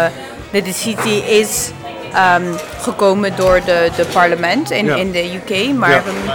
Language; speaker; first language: Dutch; non-native, learner; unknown